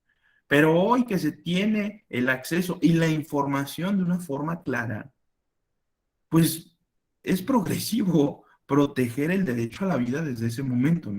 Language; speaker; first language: Spanish; native; Spanish